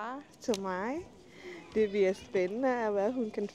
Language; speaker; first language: Danish; non-native, learner; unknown